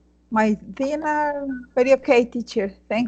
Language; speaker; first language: English; non-native, learner; Spanish